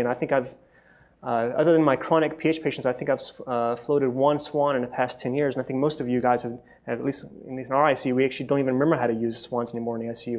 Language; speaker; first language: English; native; English